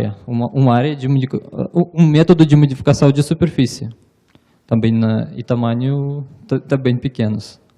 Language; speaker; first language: Portuguese; non-native, learner; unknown